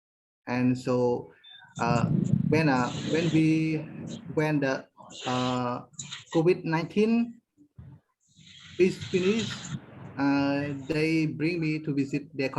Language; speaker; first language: English; non-native, learner; Khmer